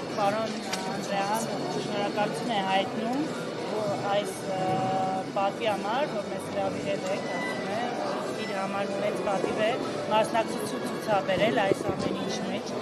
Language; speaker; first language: Armenian; early bilingual, heritage; Armenian